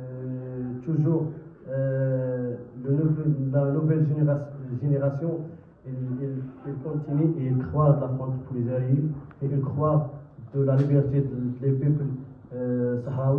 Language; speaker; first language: French; non-native, learner; Arabic